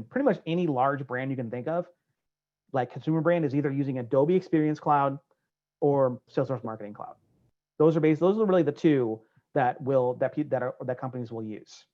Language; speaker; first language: English; native; English